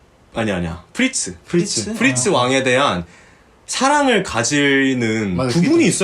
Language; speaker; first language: Korean; native; Korean